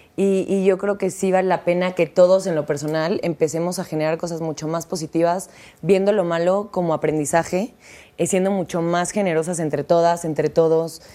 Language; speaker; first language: Spanish; native; Spanish